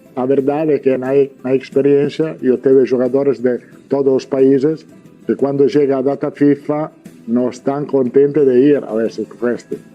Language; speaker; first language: Portuguese; non-native, learner; Italian